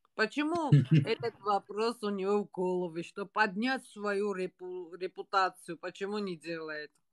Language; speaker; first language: Russian; non-native, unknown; Georgian